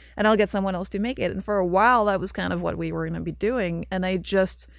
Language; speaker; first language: English; non-native, fluent; French